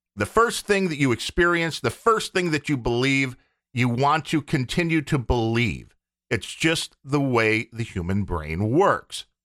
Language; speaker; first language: English; native; English